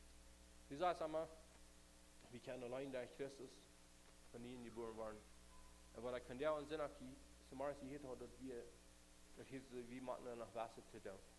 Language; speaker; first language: German; non-native, learner; Plautdietsch